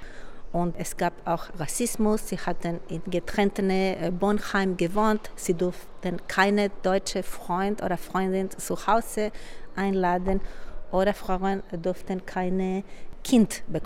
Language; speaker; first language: German; non-native, fluent; Spanish